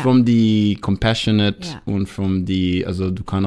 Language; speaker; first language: German; non-native, learner; Hebrew